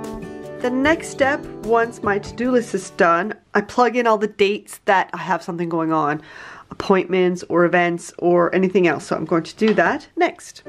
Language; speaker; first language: English; native; English